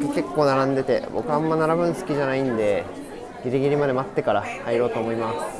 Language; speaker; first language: Japanese; native; Japanese